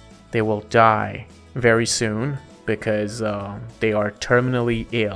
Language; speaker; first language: English; non-native, fluent; Persian